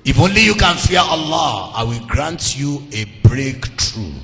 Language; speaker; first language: English; non-native, local second language; Yoruba